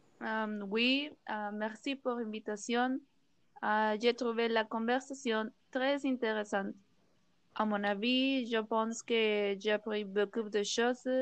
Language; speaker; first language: French; non-native, learner; Spanish